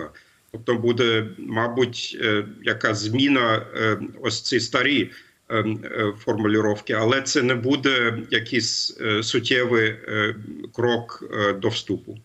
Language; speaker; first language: Ukrainian; non-native, fluent; German